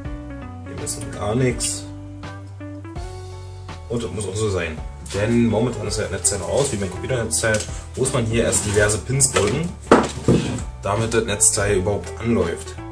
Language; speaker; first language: German; native; German